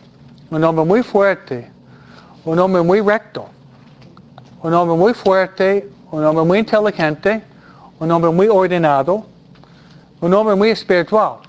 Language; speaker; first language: Spanish; non-native, fluent; English